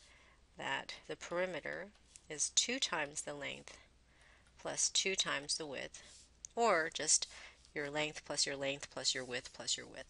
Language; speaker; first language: English; native; English